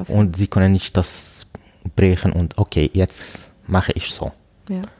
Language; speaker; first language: German; non-native, learner; Arabic